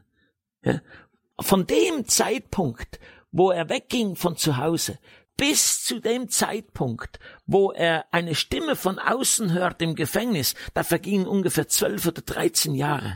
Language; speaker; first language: German; native; German